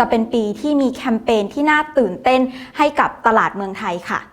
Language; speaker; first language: Thai; native; Thai